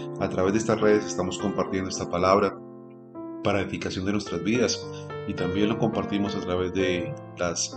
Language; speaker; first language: Spanish; native; Spanish